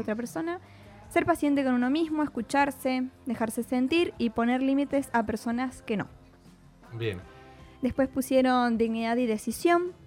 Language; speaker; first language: Spanish; native; Spanish